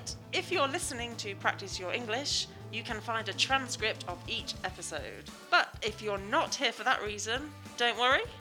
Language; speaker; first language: English; native; English